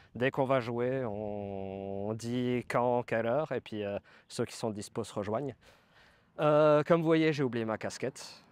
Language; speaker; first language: French; native; French